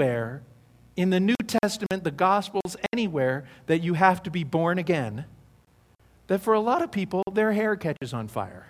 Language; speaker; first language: English; native; English